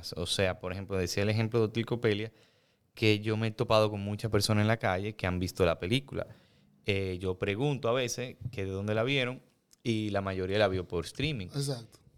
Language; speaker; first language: Spanish; native; Spanish